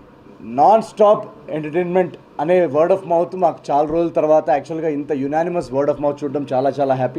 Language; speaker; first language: Telugu; native; Telugu